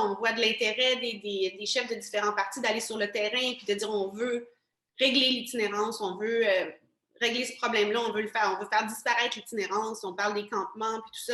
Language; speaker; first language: French; native; French